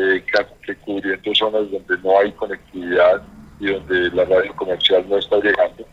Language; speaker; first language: Spanish; native; Spanish